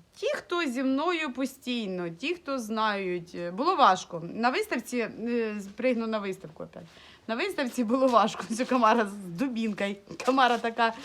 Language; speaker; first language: Ukrainian; non-native, local second language; Russian